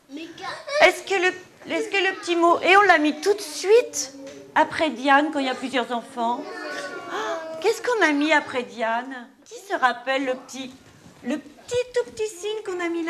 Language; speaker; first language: French; native; French